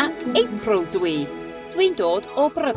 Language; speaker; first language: Welsh; non-native, learner; English